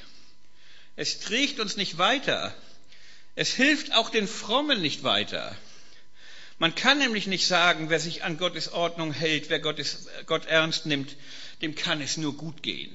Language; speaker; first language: German; native; German